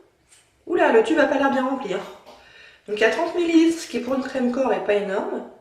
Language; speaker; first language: French; native; French